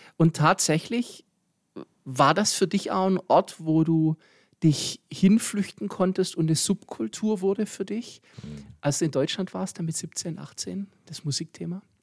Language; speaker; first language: German; native; German